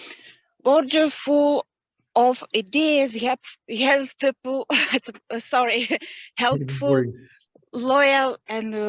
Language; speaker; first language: English; non-native, learner; Lithuanian